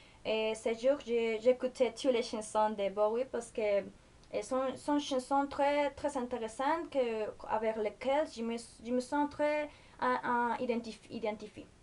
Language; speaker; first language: French; non-native, learner; Spanish